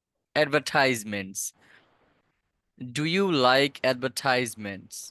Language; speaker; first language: English; non-native, fluent; Bangla